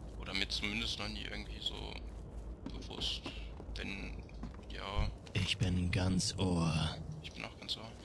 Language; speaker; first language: German; native; German